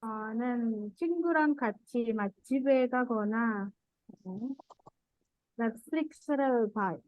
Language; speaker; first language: Korean; non-native, learner; Indonesian